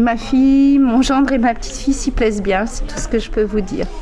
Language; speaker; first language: French; native; French